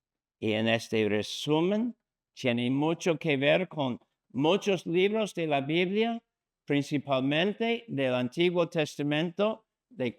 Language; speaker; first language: Spanish; non-native, fluent; English